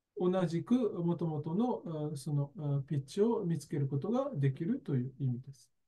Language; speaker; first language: Japanese; native; Japanese